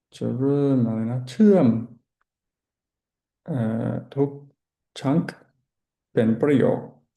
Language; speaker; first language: Thai; non-native, learner; English